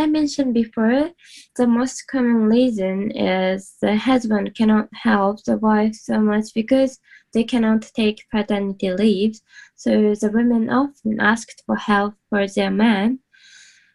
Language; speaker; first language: English; non-native, learner; Japanese